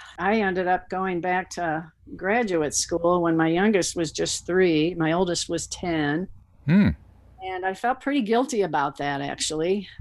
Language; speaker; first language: English; native; English